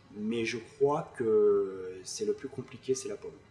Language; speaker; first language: French; native; French